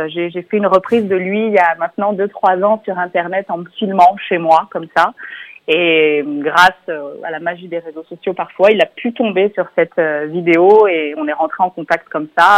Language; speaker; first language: French; native; French